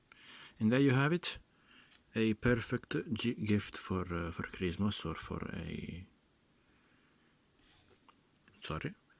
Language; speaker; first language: English; non-native, fluent; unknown